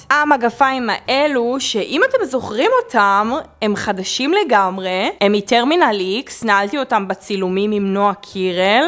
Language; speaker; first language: Hebrew; native; Hebrew